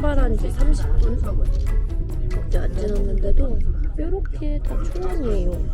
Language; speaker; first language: Korean; native; Korean